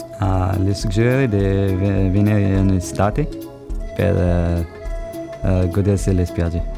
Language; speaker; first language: Italian; non-native, learner; Arabic